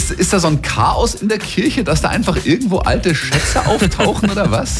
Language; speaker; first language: German; native; German